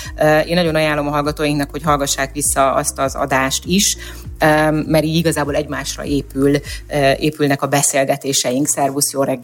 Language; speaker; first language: Hungarian; native; Hungarian